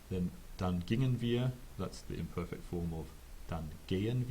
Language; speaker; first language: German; non-native, fluent; English